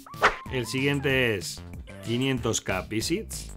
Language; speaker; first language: Spanish; native; Spanish